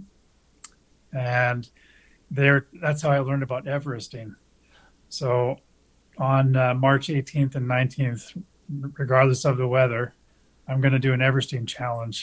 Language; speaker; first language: English; native; English